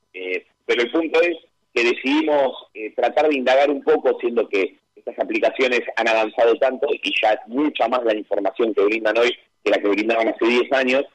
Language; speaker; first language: Spanish; native; Spanish